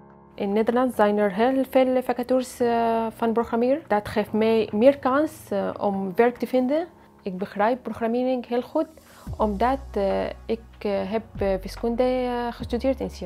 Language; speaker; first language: Dutch; non-native, learner; Arabic